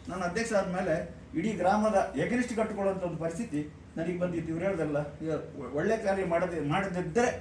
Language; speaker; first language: Kannada; non-native, local second language; Kodava